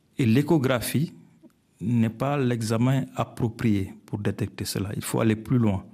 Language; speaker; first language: French; non-native, local second language; Wolof